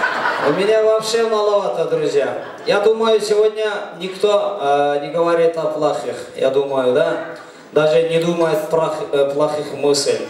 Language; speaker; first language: Russian; non-native, learner; Kyrgyz